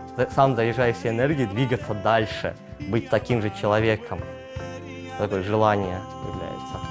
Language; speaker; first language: Russian; native; Russian